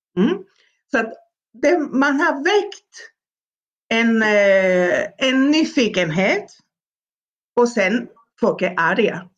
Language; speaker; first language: Swedish; non-native, fluent; Spanish